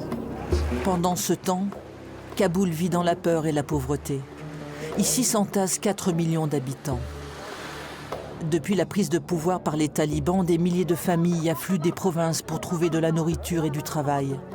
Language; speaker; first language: French; native; French